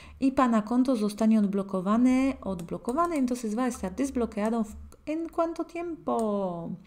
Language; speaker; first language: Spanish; non-native, fluent; Polish